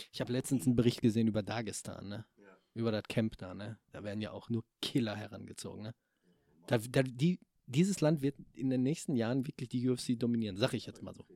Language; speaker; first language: German; native; German